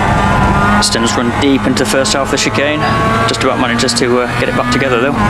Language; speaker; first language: English; native; English